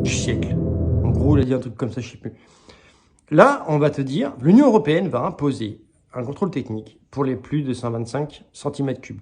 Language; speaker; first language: French; native; French